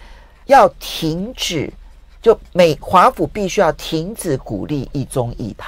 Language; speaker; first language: Chinese; native; Chinese